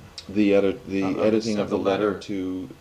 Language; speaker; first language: English; native; English